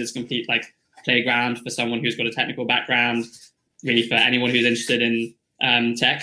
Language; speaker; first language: English; native; English